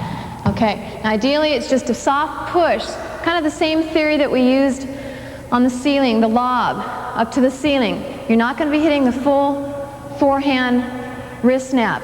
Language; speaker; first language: English; native; English